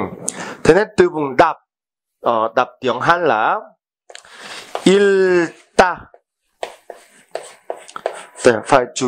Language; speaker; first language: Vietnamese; non-native, fluent; Korean